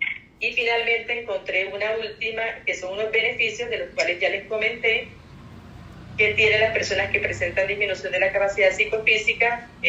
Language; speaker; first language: Spanish; native; Spanish